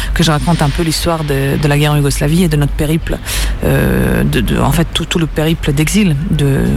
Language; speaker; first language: French; early bilingual, other home language; Serbian